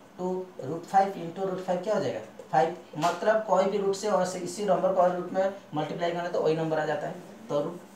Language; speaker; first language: Hindi; non-native, local second language; Bangla